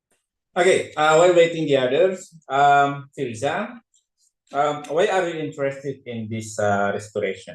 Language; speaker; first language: English; non-native, fluent; Indonesian